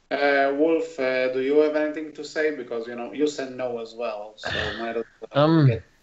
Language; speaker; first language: English; native; English